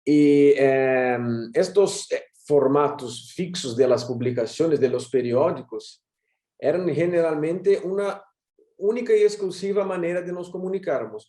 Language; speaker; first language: Spanish; non-native, learner; Portuguese